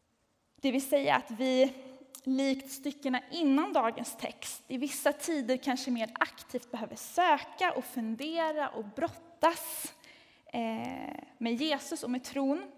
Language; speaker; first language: Swedish; native; Swedish